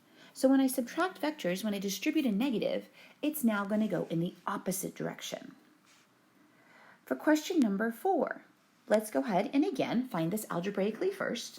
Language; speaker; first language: English; native; English